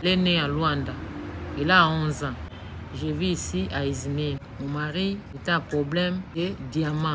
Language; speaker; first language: French; non-native, learner; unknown